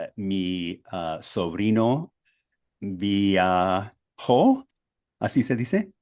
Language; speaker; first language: Spanish; non-native, learner; English